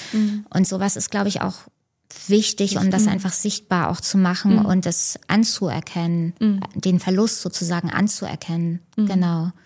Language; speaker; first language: German; native; German